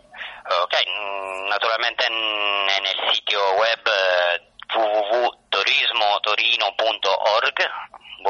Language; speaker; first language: Spanish; non-native, fluent; Italian